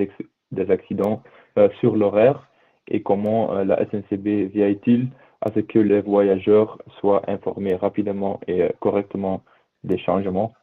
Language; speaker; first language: French; non-native, local second language; Dutch